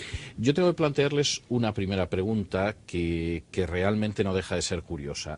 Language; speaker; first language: Spanish; native; Spanish